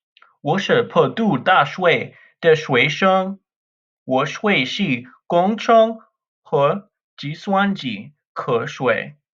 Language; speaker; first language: Chinese; non-native, learner; English